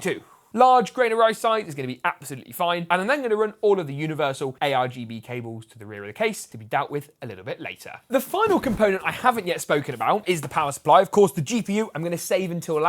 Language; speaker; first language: English; native; English